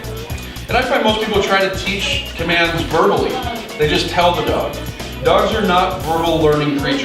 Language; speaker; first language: English; native; English